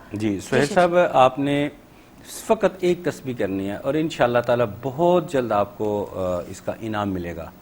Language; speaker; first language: Urdu; native; Urdu